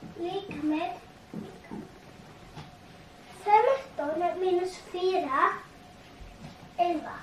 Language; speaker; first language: Swedish; non-native, learner; Tigrinya